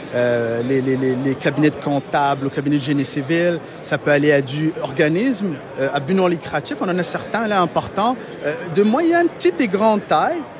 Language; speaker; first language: French; non-native, local second language; Arabic